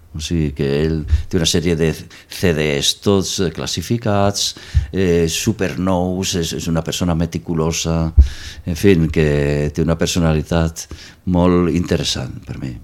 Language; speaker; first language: Catalan; non-native, local second language; Spanish